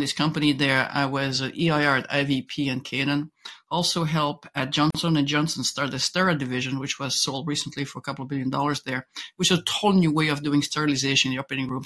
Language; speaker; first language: English; non-native, fluent; French